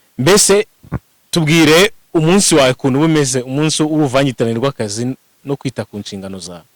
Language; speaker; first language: Kinyarwanda; native; Kinyarwanda